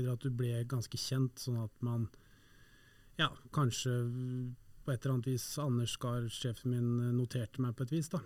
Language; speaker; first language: Norwegian; native; Norwegian